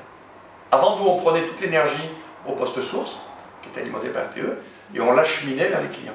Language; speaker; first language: French; native; French